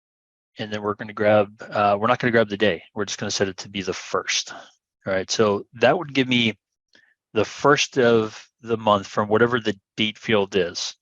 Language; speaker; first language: English; native; English